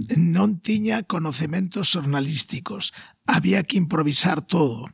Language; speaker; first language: Galician; non-native, local second language; Spanish